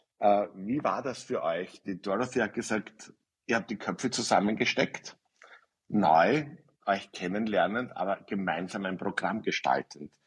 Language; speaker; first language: German; native; German